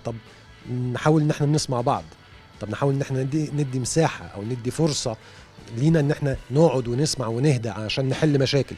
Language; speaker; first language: Arabic; native; Arabic